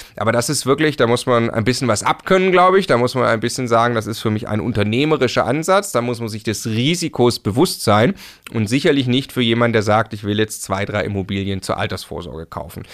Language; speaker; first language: German; native; German